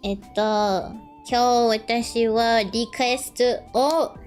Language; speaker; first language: Japanese; non-native, learner; English